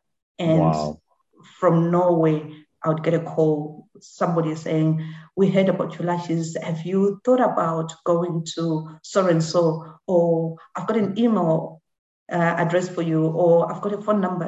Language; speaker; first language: English; non-native, local second language; Shona